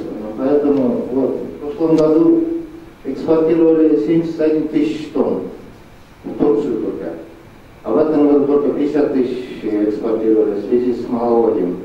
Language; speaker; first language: Russian; non-native, local second language; Kyrgyz